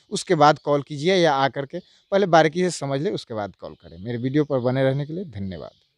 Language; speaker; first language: Hindi; native; Hindi